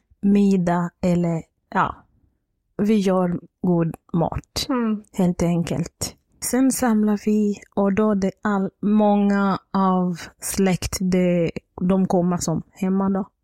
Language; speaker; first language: Swedish; non-native, fluent; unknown